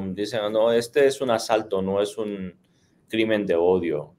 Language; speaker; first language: Spanish; native; Spanish